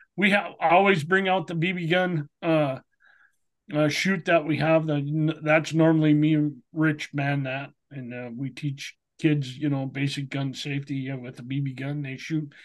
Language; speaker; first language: English; native; English